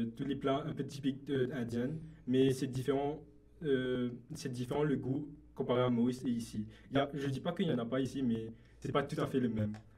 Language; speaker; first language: French; non-native, local second language; Morisyen